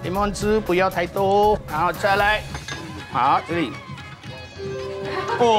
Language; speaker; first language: Chinese; non-native, learner; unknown